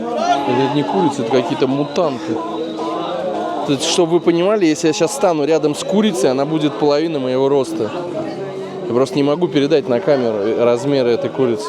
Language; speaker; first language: Russian; native; Russian